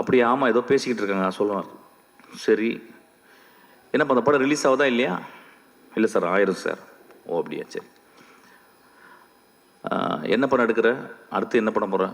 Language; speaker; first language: Tamil; native; Tamil